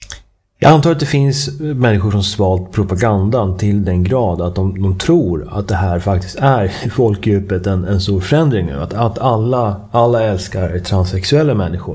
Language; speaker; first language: Swedish; native; Swedish